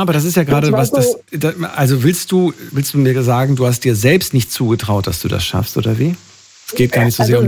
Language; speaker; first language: German; native; German